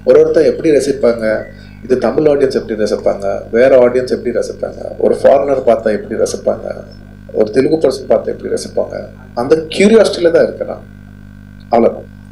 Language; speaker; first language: Tamil; non-native, local second language; Telugu